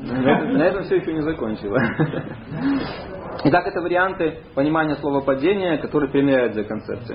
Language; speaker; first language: Russian; native; Russian